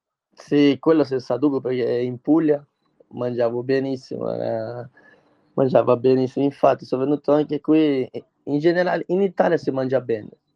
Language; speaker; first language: Italian; non-native, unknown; Portuguese